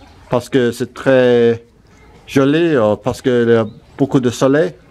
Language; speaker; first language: French; non-native, learner; English